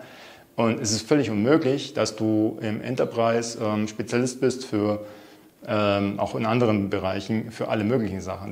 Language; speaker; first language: German; native; German